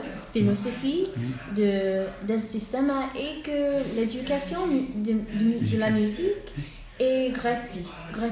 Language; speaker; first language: French; non-native, fluent; English